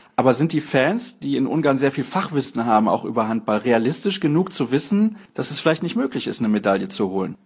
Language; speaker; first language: German; native; German